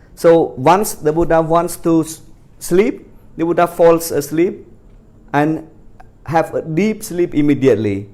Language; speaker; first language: English; non-native, fluent; Khmer